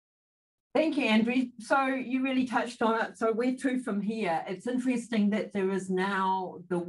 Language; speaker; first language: English; native; English